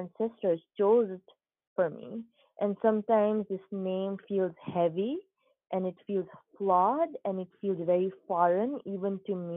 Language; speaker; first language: English; non-native, local second language; Nepali